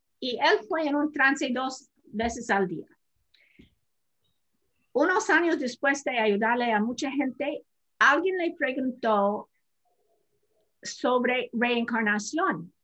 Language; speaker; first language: Spanish; non-native, fluent; English